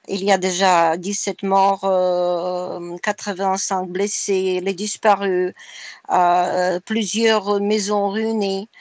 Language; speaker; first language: French; non-native, fluent; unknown